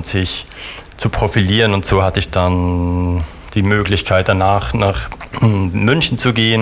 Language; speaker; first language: German; native; German